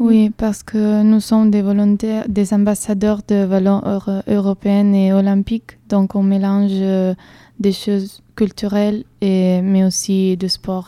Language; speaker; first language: French; non-native, fluent; Italian